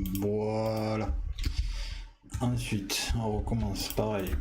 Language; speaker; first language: French; native; French